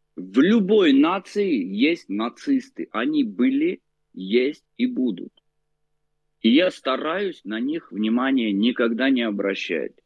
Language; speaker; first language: Russian; native; Russian